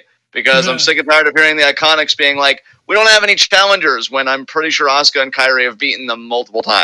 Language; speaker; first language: English; native; English